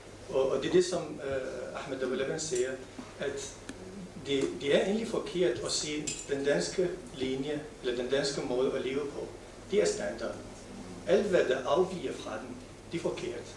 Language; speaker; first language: Danish; non-native, local second language; Arabic